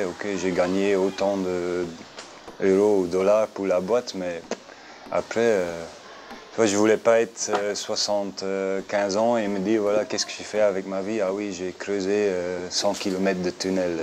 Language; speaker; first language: French; non-native, local second language; Dutch